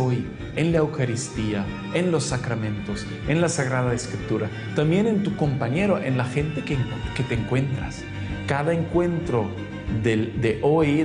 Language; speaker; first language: Spanish; non-native, fluent; German